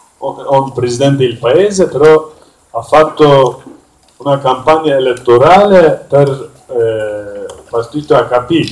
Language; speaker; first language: Italian; non-native, learner; Kurdish